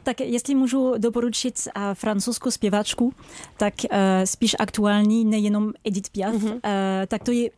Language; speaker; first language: Czech; non-native, fluent; French